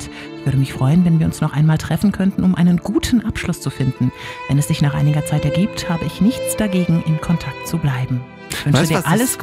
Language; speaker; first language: German; native; German